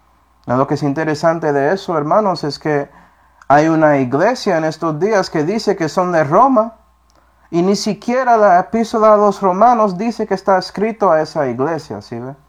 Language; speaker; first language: Spanish; non-native, fluent; English